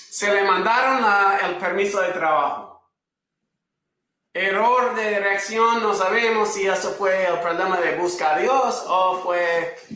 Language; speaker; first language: Spanish; non-native, fluent; English